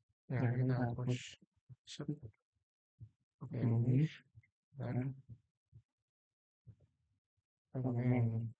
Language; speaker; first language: Indonesian; native; Indonesian